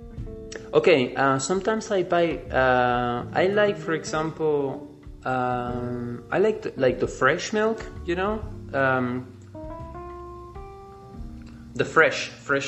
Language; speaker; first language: English; non-native, fluent; Spanish